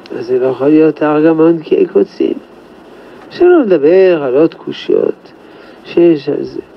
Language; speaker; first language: Hebrew; non-native, fluent; French